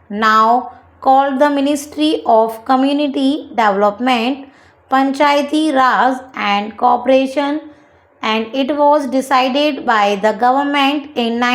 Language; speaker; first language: English; non-native, local second language; Hindi